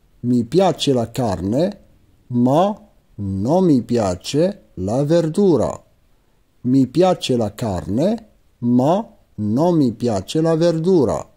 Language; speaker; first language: Italian; non-native, fluent; Arabic